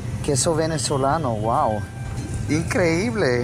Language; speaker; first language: Spanish; non-native, fluent; Russian